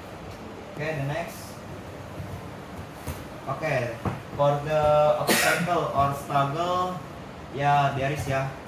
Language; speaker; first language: English; non-native, learner; Indonesian